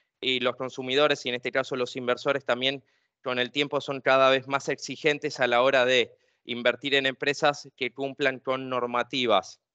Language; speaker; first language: Spanish; native; Spanish